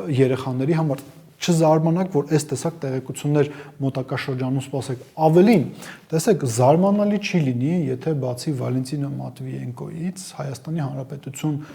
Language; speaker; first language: Armenian; native; Armenian